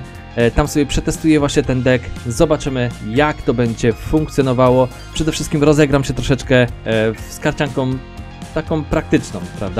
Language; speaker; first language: Polish; native; Polish